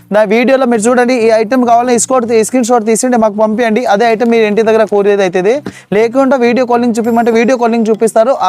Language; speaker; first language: Telugu; non-native, local second language; Urdu